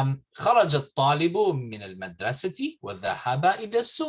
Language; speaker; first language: Arabic; non-native, fluent; English